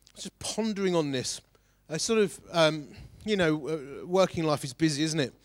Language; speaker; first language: English; native; English